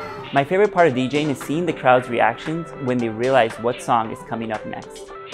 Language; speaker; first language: English; early bilingual, other home language; Spanish